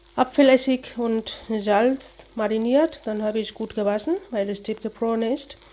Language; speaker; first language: German; non-native, fluent; Bangla